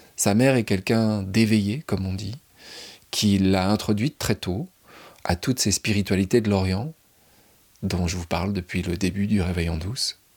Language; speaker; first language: French; native; French